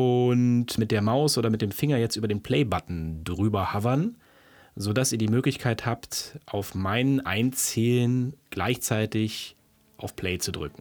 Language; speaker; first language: German; native; German